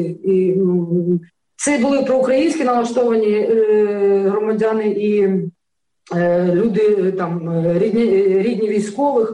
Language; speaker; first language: Ukrainian; native; Ukrainian